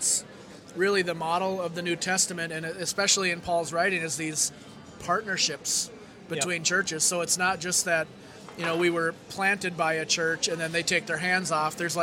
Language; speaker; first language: English; native; English